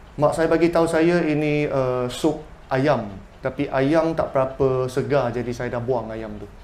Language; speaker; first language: Malay; non-native, local second language; Chinese